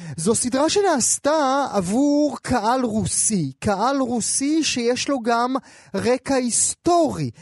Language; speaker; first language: Hebrew; native; Hebrew